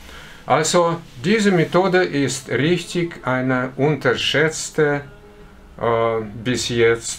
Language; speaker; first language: German; non-native, fluent; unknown